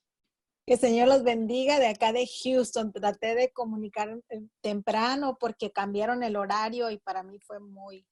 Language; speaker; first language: Spanish; native; Spanish